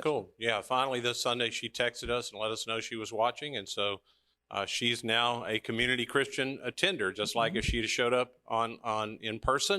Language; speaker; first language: English; native; English